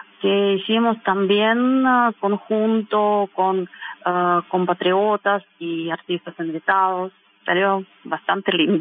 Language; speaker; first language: Spanish; non-native, fluent; Russian